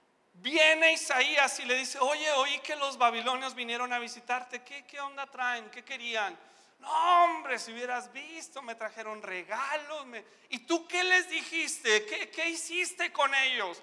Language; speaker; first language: Spanish; native; Spanish